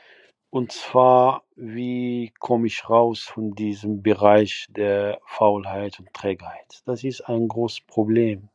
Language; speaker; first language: German; non-native, fluent; Arabic